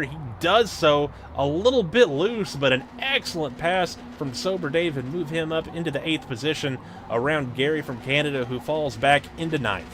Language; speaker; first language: English; native; English